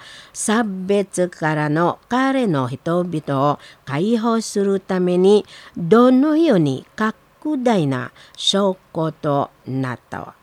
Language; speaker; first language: Japanese; non-native, learner; Indonesian